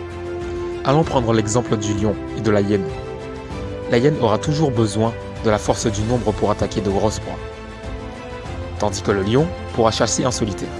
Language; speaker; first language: French; native; French